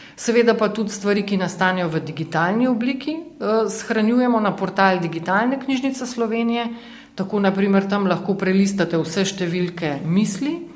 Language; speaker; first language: Slovenian; native; Slovenian